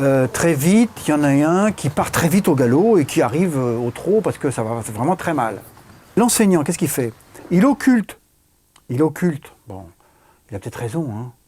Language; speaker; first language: French; native; French